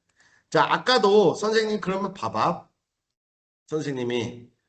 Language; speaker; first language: Korean; native; Korean